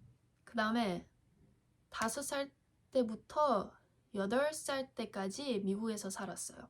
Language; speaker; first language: Korean; early bilingual, heritage; English